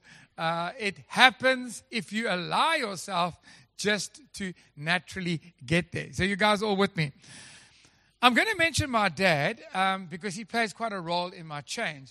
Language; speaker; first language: English; native; English